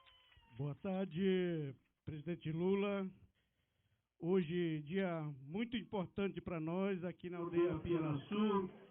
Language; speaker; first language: Portuguese; non-native, local second language; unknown